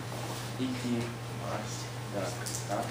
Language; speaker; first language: Japanese; non-native, learner; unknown